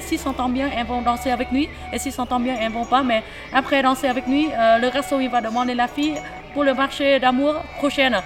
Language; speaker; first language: French; non-native, fluent; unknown